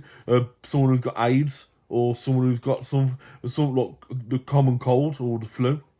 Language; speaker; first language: English; native; English